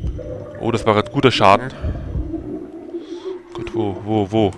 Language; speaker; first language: German; native; German